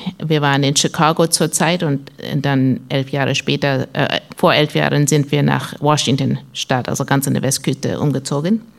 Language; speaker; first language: German; non-native, learner; English